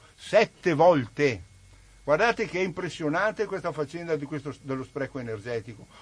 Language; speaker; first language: Italian; native; Italian